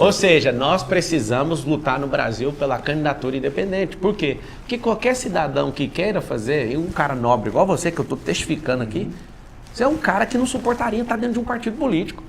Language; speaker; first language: Portuguese; native; Portuguese